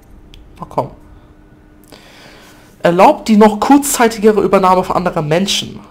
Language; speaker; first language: German; native; German